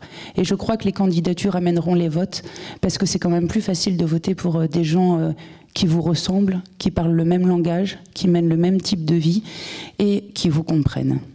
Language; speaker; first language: French; native; French